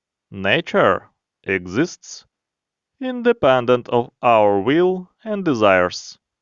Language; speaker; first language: English; non-native, fluent; Ukrainian